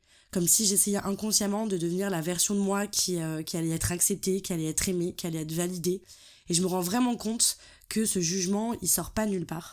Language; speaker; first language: French; native; French